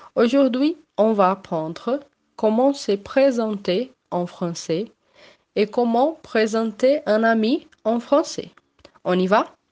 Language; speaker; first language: French; non-native, fluent; Portuguese